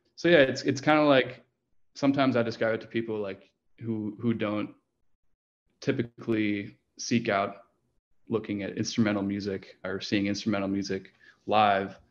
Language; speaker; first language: English; native; English